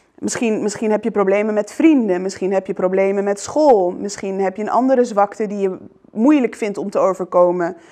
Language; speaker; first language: Dutch; early bilingual, other home language; Arabic